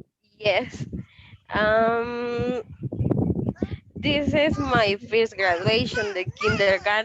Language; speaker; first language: English; non-native, learner; Spanish